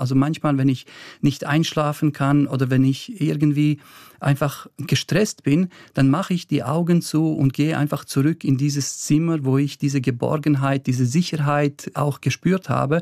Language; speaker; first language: German; early bilingual, other home language; Bosnian